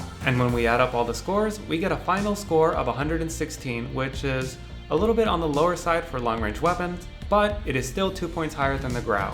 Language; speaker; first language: English; native; English